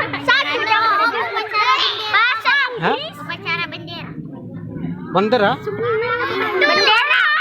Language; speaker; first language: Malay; non-native, learner; Bangla